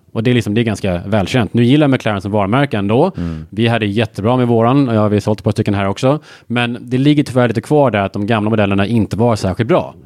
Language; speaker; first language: Swedish; early bilingual, heritage; Swedish